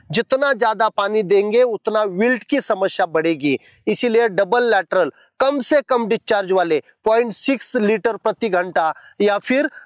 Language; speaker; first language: Hindi; non-native, local second language; Marathi